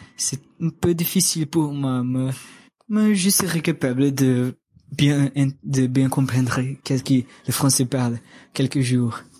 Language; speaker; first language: French; non-native, learner; Portuguese